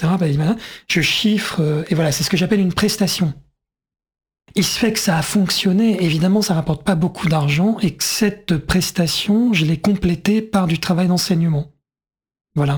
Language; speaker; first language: French; native; French